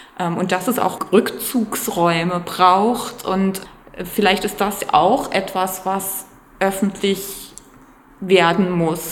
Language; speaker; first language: German; native; German